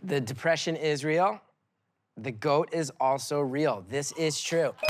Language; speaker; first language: English; native; English